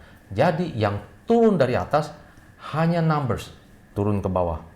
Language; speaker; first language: Indonesian; native; Indonesian